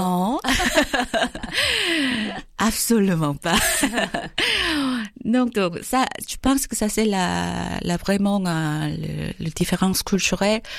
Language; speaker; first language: French; non-native, fluent; Korean